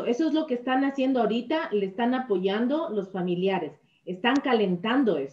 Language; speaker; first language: Spanish; native; Spanish